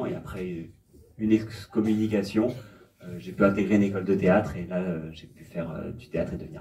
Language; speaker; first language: French; native; French